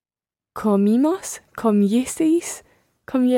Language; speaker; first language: Spanish; non-native, learner; English